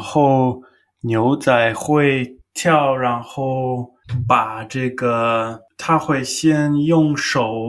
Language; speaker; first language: Chinese; non-native, learner; English